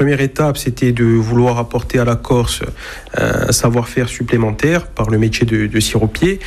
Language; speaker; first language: French; native; French